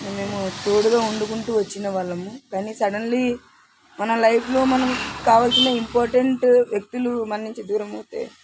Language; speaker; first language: Telugu; non-native, fluent; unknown